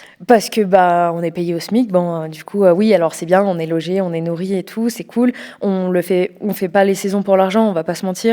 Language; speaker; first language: French; native; French